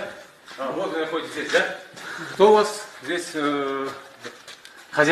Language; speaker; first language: Russian; native; Russian